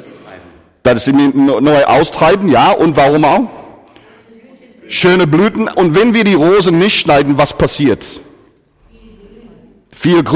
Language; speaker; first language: German; non-native, fluent; English